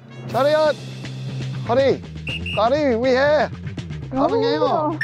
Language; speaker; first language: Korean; non-native, learner; English